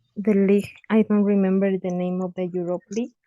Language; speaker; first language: English; non-native, learner; Spanish